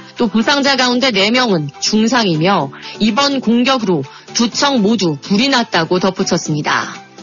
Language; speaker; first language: Korean; native; Korean